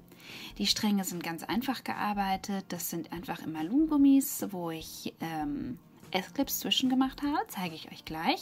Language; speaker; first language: German; native; German